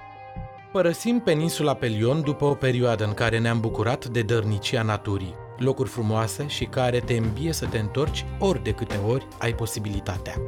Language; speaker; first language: Romanian; native; Romanian